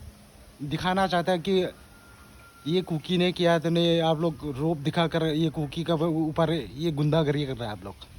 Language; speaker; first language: Hindi; non-native, local second language; Thado Chin